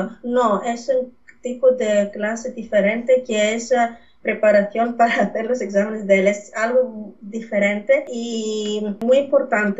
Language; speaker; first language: Spanish; non-native, fluent; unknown